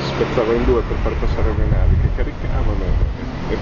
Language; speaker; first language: Italian; native; Italian